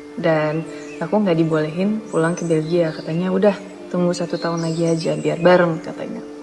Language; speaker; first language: Indonesian; non-native, fluent; Dutch